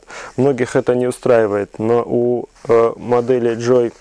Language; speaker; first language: Russian; native; Russian